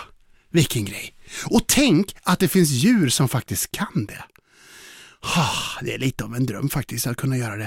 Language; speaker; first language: Swedish; native; Swedish